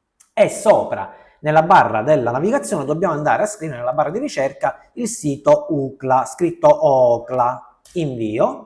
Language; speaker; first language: Italian; native; Italian